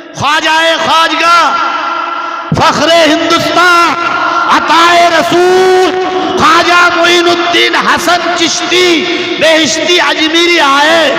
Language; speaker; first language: Urdu; non-native, local second language; Bangla